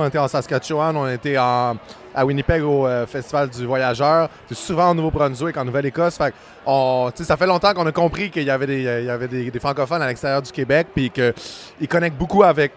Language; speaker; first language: French; native; French